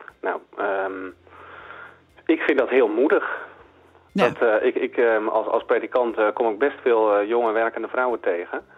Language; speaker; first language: Dutch; native; Dutch